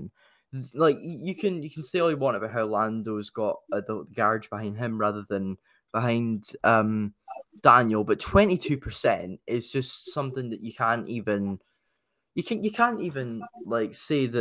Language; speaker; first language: English; native; English